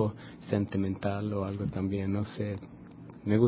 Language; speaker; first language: Spanish; non-native, fluent; Swedish